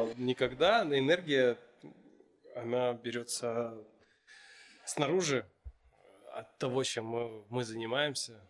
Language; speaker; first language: Russian; native; Russian